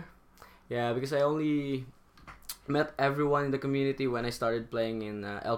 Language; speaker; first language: English; non-native, local second language; Filipino